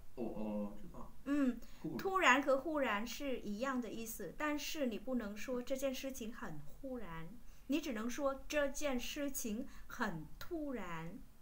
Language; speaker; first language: Chinese; non-native, fluent; Vietnamese